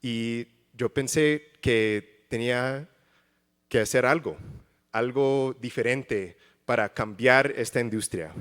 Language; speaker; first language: Spanish; early bilingual, heritage; English